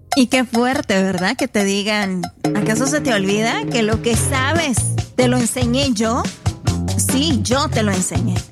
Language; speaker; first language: Spanish; native; Spanish